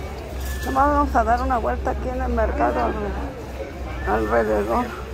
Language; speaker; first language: Spanish; native; Spanish